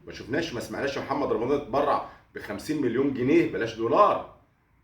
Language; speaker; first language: Arabic; native; Arabic